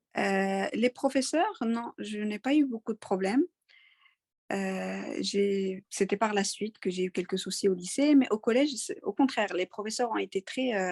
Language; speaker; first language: French; early bilingual, other home language; Arabic